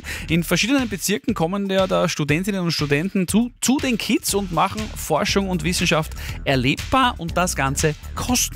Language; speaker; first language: German; native; German